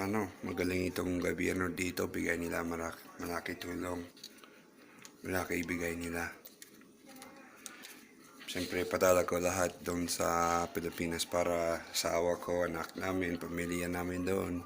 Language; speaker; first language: Filipino; non-native, learner; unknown